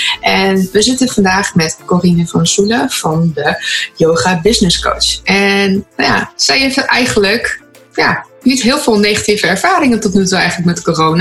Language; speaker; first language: Dutch; native; Dutch